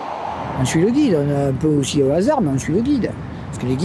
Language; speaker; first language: French; native; French